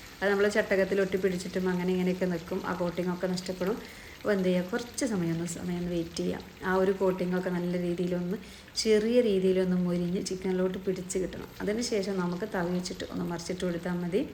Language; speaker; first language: Malayalam; native; Malayalam